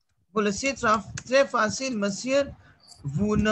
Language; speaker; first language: French; non-native, fluent; Hindi